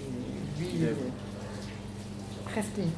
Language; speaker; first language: French; non-native, learner; Kurdish